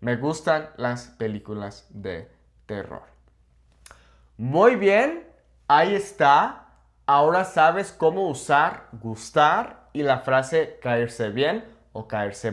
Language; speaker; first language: Spanish; non-native, fluent; English